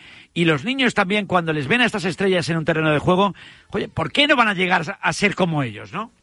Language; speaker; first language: Spanish; native; Spanish